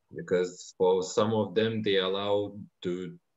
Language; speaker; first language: English; non-native, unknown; Lithuanian